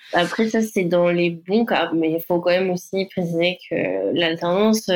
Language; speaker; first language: French; native; French